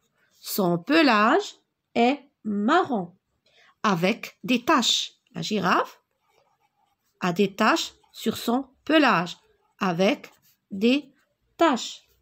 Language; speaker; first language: French; non-native, local second language; Arabic